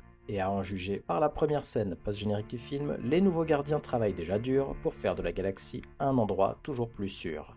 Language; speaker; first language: French; native; French